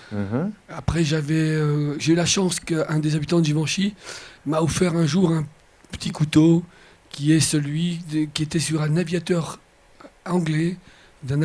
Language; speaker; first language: French; native; French